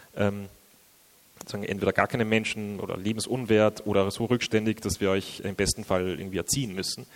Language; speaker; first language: German; native; German